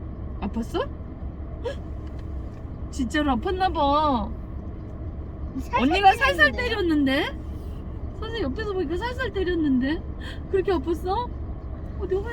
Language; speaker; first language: Korean; early bilingual, other home language; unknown